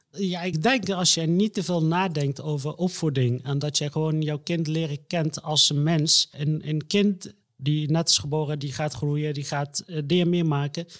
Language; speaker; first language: Dutch; non-native, fluent; Arabic